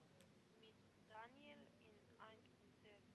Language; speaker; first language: German; non-native, learner; Macedonian